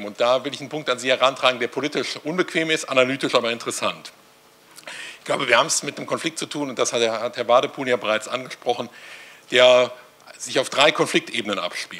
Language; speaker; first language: German; native; German